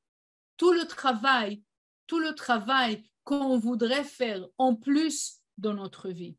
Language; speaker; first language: French; non-native, fluent; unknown